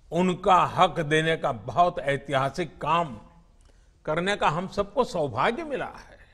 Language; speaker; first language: Hindi; non-native, local second language; Gujarati